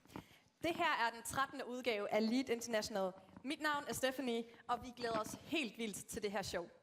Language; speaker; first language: Danish; native; Danish